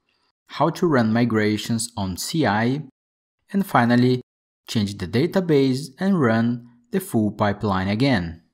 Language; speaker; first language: English; non-native, fluent; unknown